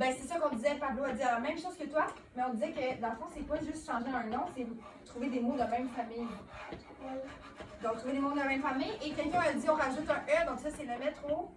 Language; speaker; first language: French; native; French